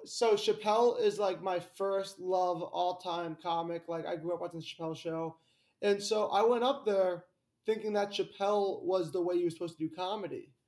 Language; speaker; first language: English; native; English